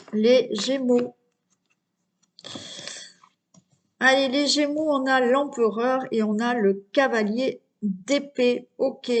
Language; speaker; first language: French; native; French